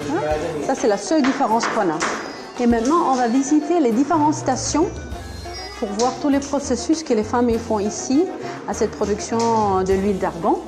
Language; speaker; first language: French; non-native, fluent; German